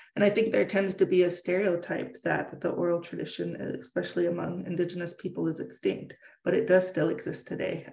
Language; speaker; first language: English; native; English